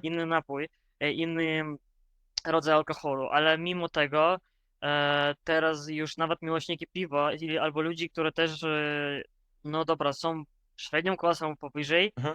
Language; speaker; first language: Polish; non-native, fluent; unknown